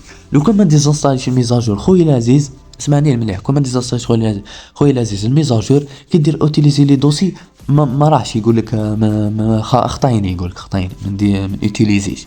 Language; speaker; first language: Arabic; native; Arabic